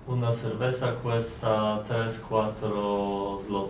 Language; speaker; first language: Spanish; non-native, learner; Polish